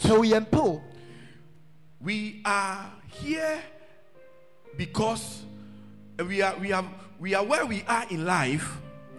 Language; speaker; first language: English; non-native, local second language; Akan